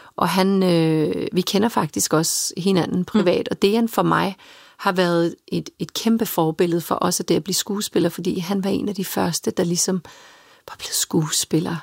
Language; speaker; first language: Danish; early bilingual, other home language; Serbian